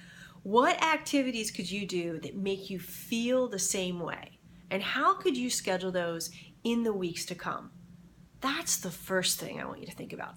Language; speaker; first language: English; native; English